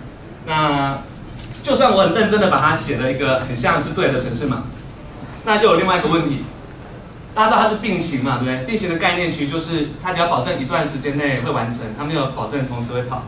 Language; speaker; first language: Chinese; native; Chinese